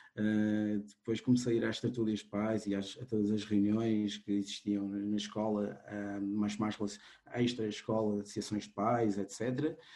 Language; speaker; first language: Portuguese; non-native, local second language; Kabuverdianu